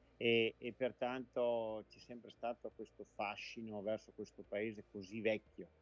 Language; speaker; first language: Italian; native; Italian